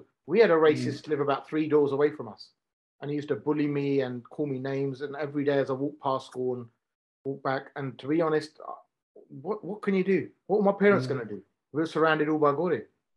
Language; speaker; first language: English; native; English